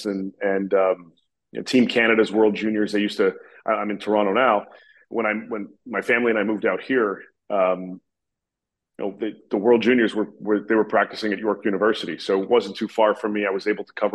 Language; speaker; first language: English; native; English